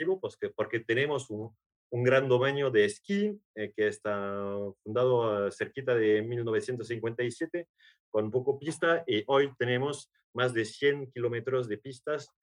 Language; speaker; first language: Spanish; non-native, learner; French